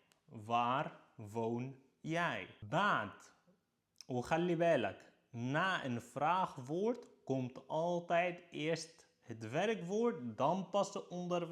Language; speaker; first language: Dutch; non-native, fluent; Arabic